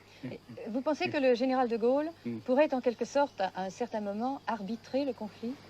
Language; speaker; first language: French; native; French